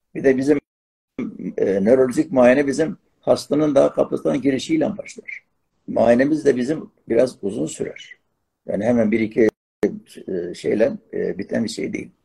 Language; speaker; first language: Turkish; non-native, local second language; Arabic